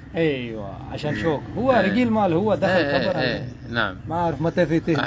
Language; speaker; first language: Arabic; non-native, fluent; Urdu